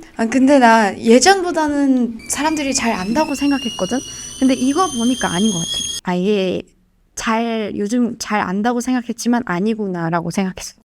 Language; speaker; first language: Korean; non-native, fluent; Mongolian